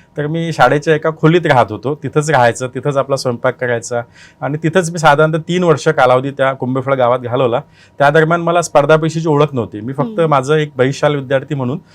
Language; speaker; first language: Marathi; native; Marathi